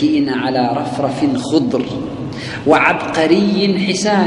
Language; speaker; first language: Arabic; native; Arabic